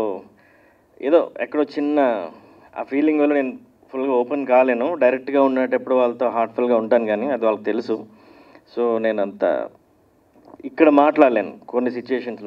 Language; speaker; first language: Telugu; native; Telugu